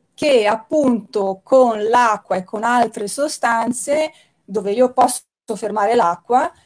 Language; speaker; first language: Italian; native; Italian